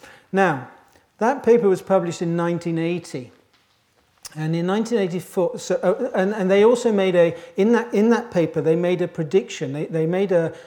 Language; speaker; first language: English; native; English